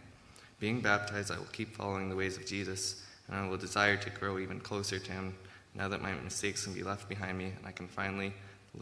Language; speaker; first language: English; native; English